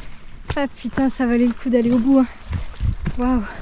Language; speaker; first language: French; native; French